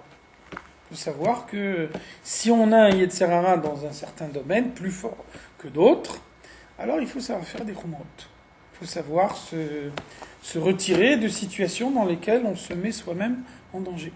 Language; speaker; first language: French; native; French